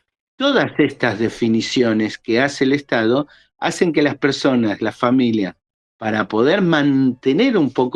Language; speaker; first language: Spanish; native; Spanish